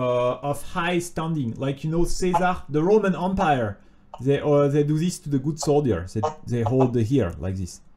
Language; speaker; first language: English; non-native, fluent; French